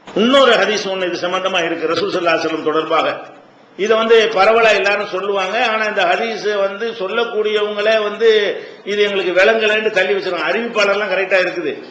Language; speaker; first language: Tamil; native; Tamil